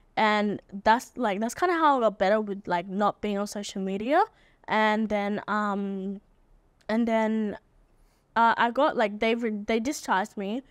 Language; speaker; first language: English; native; English